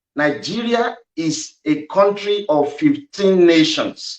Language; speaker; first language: English; non-native, local second language; Yoruba